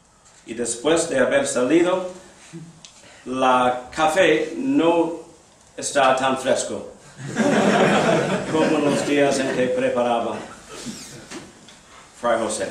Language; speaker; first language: Spanish; non-native, fluent; English